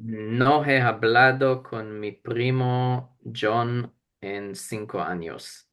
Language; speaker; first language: Spanish; non-native, learner; English